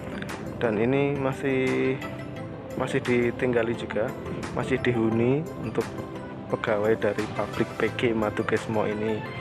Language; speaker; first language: Indonesian; non-native, local second language; Javanese